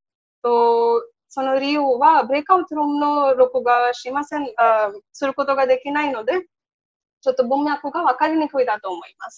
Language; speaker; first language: Japanese; non-native, learner; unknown